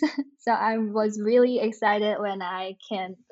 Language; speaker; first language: English; non-native, local second language; Cantonese